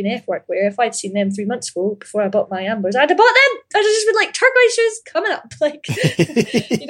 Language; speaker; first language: English; native; English